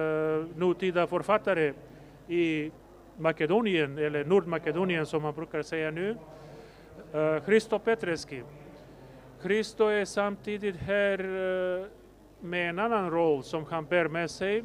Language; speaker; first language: Swedish; non-native, fluent; Macedonian